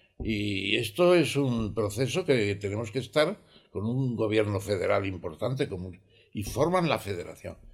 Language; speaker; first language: Spanish; native; Spanish